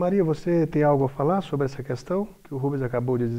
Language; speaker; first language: Portuguese; native; Portuguese